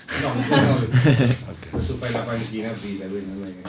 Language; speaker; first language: Italian; native; Italian